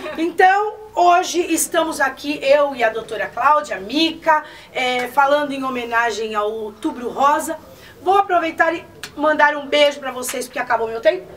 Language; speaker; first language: Portuguese; native; Portuguese